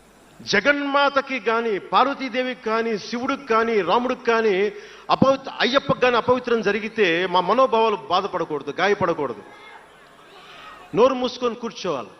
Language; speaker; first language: Telugu; native; Telugu